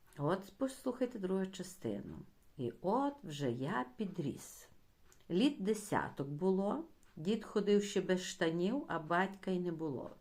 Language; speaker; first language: Ukrainian; native; Ukrainian